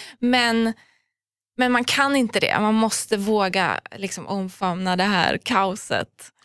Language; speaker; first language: Swedish; early bilingual, other home language; Persian